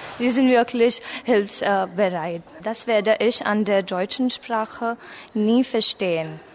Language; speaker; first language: German; non-native, learner; Marathi